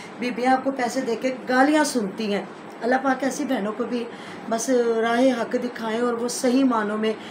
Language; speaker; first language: Urdu; non-native, local second language; Punjabi